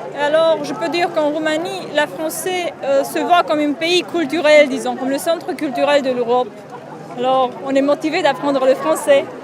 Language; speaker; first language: French; non-native, fluent; Romanian